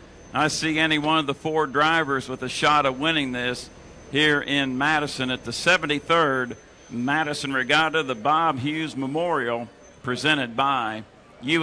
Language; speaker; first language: English; native; English